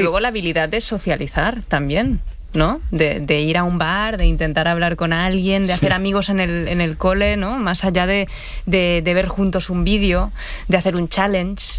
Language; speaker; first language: Spanish; native; Spanish